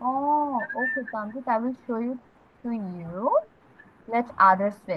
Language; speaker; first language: English; non-native, fluent; Bangla